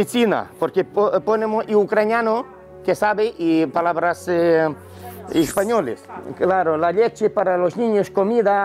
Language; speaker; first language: Spanish; non-native, learner; Ukrainian